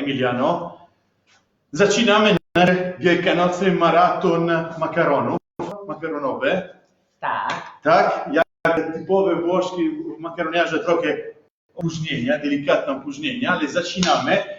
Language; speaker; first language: Polish; non-native, learner; Italian